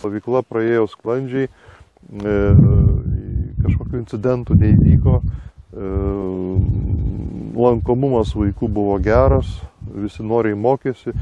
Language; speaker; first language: Lithuanian; native; Lithuanian